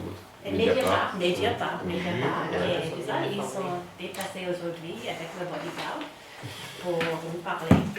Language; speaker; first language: French; non-native, fluent; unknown